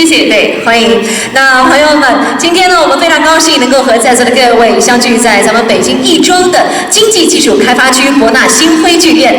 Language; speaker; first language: Chinese; native; Chinese